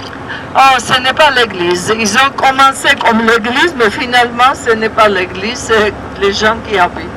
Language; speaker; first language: French; non-native, fluent; Georgian